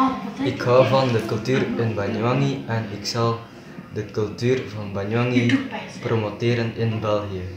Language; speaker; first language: Dutch; non-native, learner; Indonesian